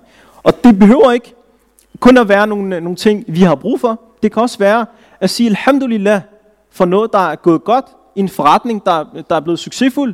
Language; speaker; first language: Danish; early bilingual, other home language; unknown